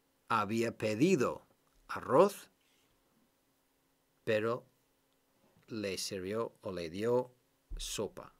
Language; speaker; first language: Spanish; non-native, fluent; English